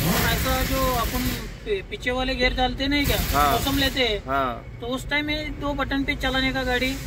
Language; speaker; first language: Hindi; non-native, local second language; Marathi